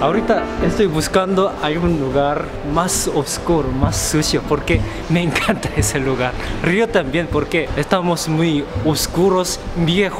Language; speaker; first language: Spanish; non-native, fluent; Korean